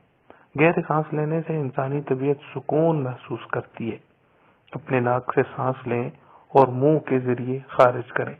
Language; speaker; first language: Urdu; native; Urdu